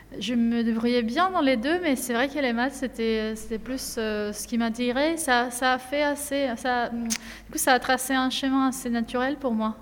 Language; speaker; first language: French; non-native, fluent; Spanish